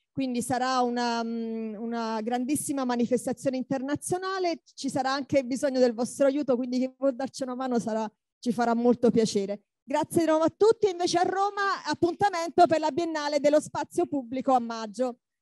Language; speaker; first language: Italian; native; Italian